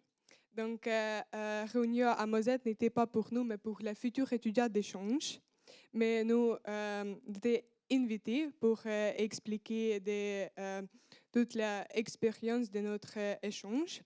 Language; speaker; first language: French; non-native, learner; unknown